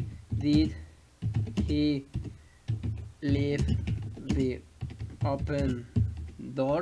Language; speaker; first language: English; non-native, learner; Spanish